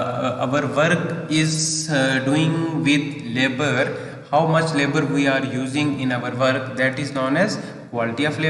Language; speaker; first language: English; non-native, local second language; Hindi